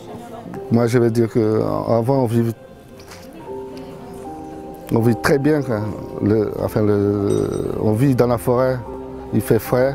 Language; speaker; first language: French; non-native, local second language; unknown